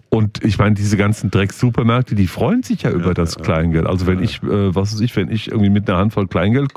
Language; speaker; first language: German; native; German